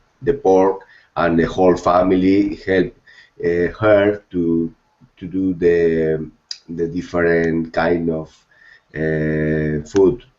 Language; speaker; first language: English; non-native, learner; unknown